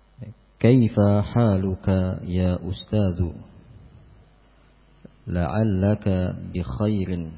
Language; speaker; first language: Arabic; non-native, fluent; Indonesian